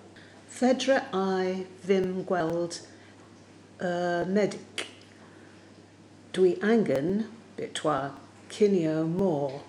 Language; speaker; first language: Welsh; non-native, learner; English